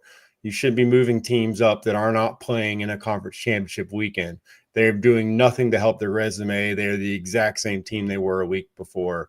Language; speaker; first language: English; native; English